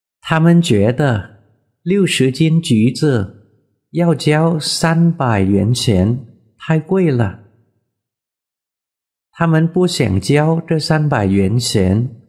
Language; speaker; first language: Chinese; non-native, fluent; Vietnamese